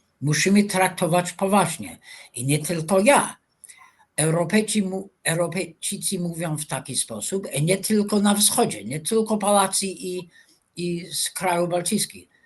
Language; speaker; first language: Polish; non-native, fluent; English